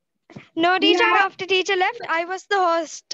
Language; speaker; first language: English; non-native, learner; Sinhala